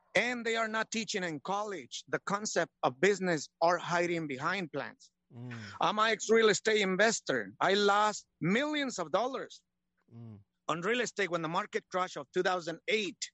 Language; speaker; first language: English; non-native, learner; Spanish